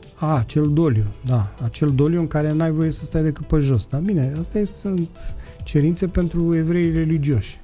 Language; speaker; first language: Romanian; native; Romanian